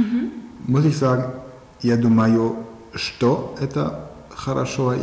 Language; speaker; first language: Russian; non-native, learner; German